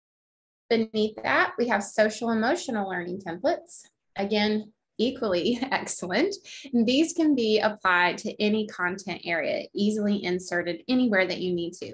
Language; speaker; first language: English; native; English